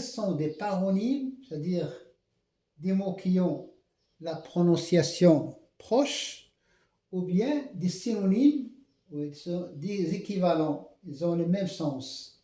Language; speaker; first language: French; non-native, local second language; Arabic